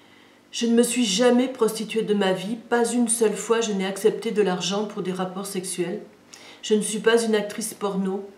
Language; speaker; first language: French; native; French